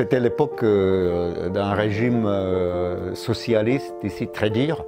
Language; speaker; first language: French; non-native, fluent; Czech